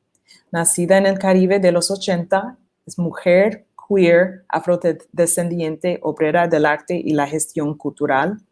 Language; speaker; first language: Spanish; non-native, fluent; English